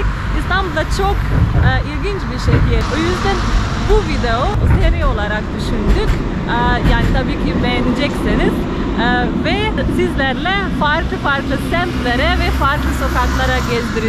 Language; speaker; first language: Turkish; non-native, fluent; Slovenian